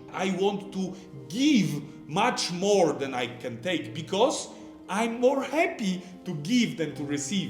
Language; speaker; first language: English; non-native, fluent; Polish